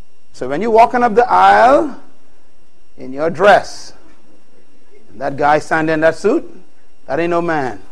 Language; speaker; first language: English; native; English